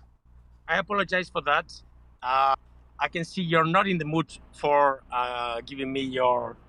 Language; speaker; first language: English; non-native, fluent; Spanish